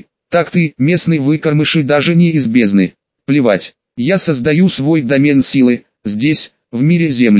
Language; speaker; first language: Russian; native; Russian